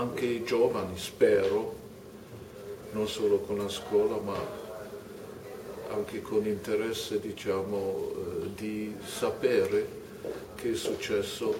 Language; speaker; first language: Italian; non-native, fluent; German